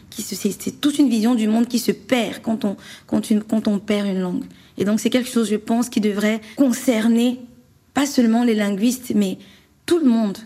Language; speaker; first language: French; native; French